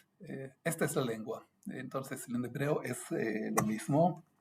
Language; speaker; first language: Spanish; non-native, fluent; Hebrew